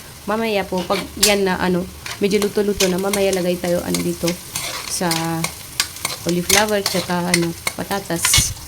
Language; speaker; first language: Filipino; non-native, learner; Punjabi